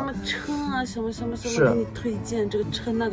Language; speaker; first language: Chinese; non-native, fluent; French